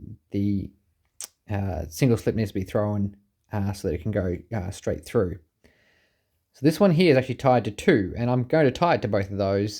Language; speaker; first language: English; native; English